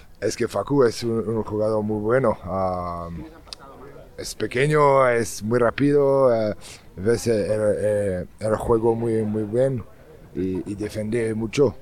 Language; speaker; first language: Spanish; non-native, learner; French